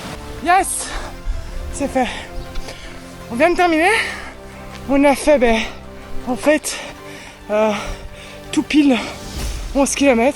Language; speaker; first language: French; native; French